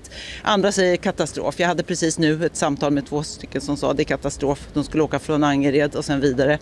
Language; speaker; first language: Swedish; native; Swedish